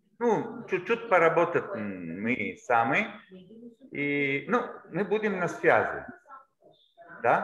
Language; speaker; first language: Russian; non-native, learner; Bulgarian